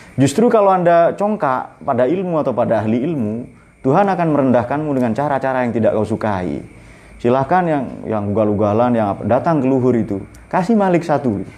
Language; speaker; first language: Indonesian; non-native, local second language; Madurese